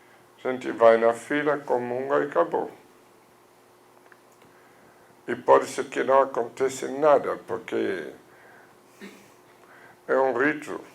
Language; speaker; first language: Portuguese; non-native, fluent; German